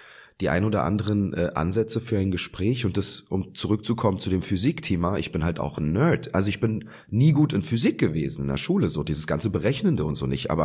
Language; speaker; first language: German; native; German